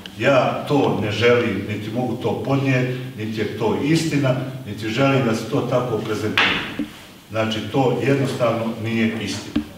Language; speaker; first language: Bosnian; native; Bosnian